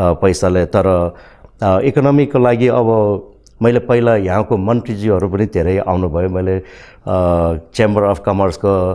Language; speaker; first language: Nepali; non-native, local second language; Newari